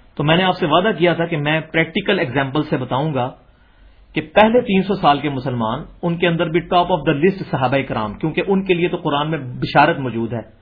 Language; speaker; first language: Urdu; non-native, local second language; Punjabi